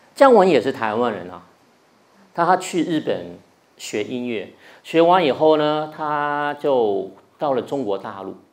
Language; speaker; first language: Chinese; non-native, local second language; Cantonese